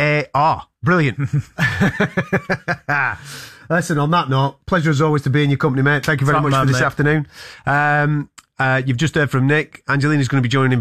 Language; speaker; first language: English; native; English